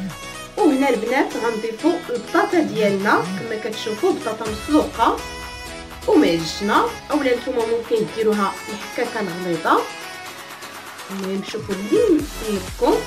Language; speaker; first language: Arabic; native; Arabic